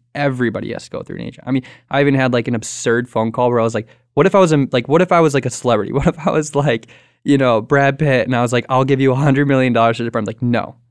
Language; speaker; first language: English; native; English